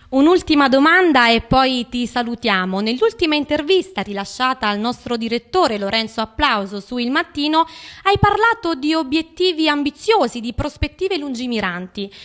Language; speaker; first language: Italian; native; Italian